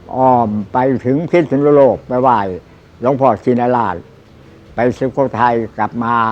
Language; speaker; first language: Thai; native; Thai